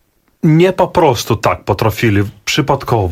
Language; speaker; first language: Polish; non-native, fluent; Belarusian